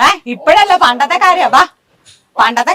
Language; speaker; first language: Malayalam; native; Malayalam